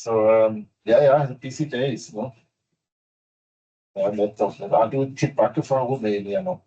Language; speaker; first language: Norwegian; non-native, fluent; German